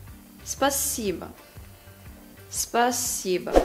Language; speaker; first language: Russian; non-native, learner; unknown